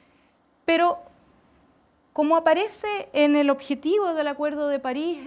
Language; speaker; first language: Spanish; native; Spanish